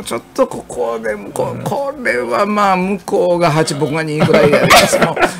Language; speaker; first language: Japanese; native; Japanese